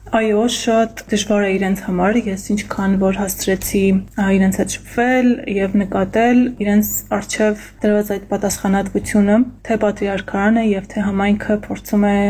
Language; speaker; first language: Armenian; native; Armenian